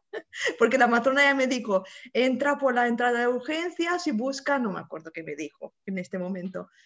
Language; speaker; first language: Spanish; non-native, fluent; Romanian